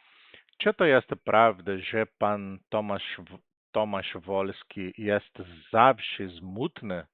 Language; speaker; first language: Polish; non-native, fluent; Portuguese